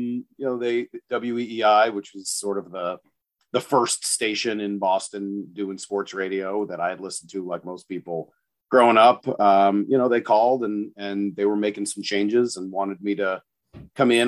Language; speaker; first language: English; native; English